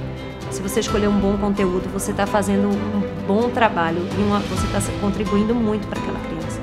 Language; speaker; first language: Portuguese; native; Portuguese